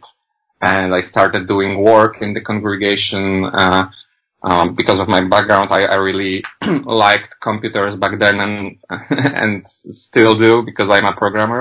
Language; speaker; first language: English; non-native, fluent; Polish